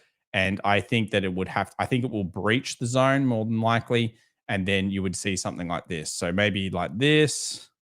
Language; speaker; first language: English; native; English